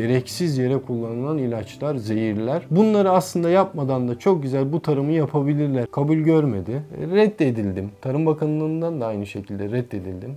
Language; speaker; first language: Turkish; early bilingual, heritage; Turkish